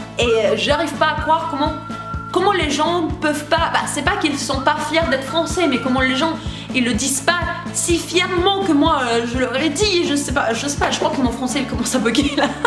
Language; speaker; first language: French; non-native, learner; Spanish